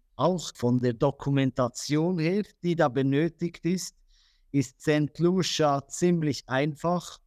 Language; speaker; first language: German; native; German